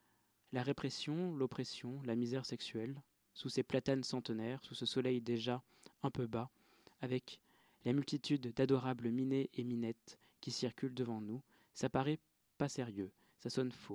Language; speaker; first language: French; native; French